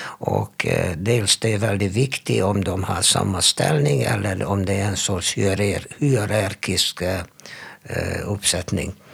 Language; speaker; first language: Swedish; non-native, fluent; Hebrew